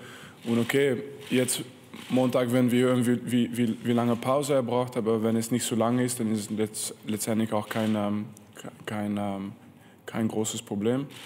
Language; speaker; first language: German; non-native, fluent; French